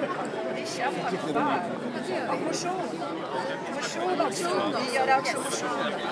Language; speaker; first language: Swedish; non-native, fluent; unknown